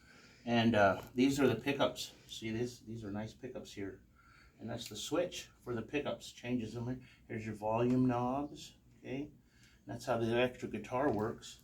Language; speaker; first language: English; native; English